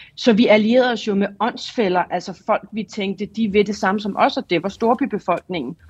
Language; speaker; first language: Danish; native; Danish